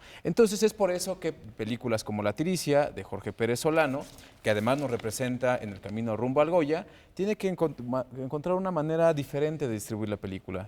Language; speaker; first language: Spanish; native; Spanish